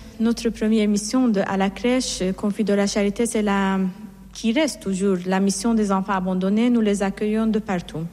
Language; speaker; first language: French; non-native, fluent; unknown